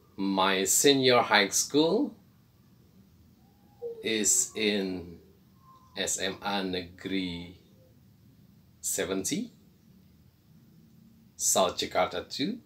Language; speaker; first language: English; non-native, fluent; Indonesian